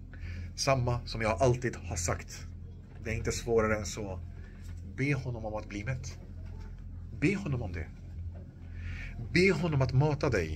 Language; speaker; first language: Swedish; non-native, local second language; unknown